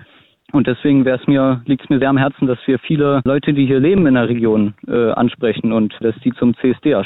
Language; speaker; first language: German; native; German